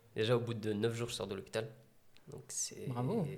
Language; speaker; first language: French; native; French